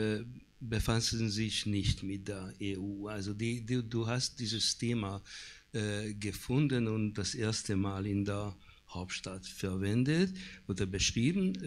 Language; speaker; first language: German; non-native, fluent; Hungarian